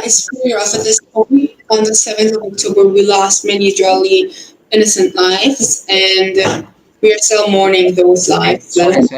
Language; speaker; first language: English; non-native, fluent; Hebrew